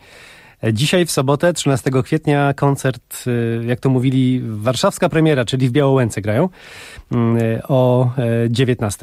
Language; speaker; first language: Polish; native; Polish